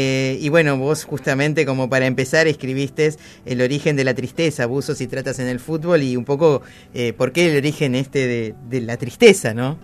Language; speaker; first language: Spanish; native; Spanish